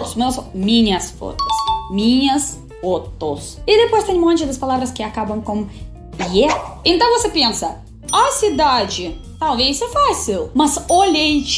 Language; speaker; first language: Portuguese; non-native, fluent; Russian